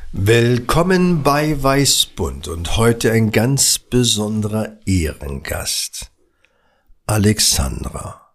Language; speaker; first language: German; early bilingual, other home language; Arabic